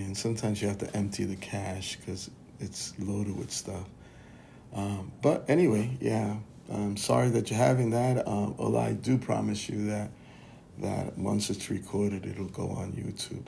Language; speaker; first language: English; native; English